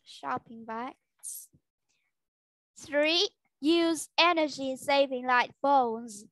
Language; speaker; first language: English; non-native, learner; Vietnamese